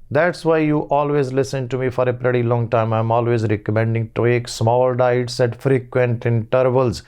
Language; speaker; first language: English; non-native, local second language; Punjabi